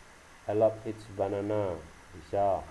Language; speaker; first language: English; non-native, learner; Indonesian